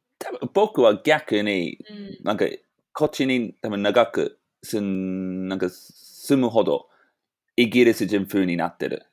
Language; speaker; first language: Japanese; non-native, fluent; English